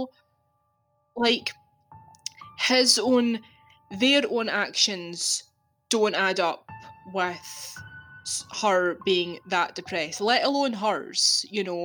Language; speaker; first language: English; native; English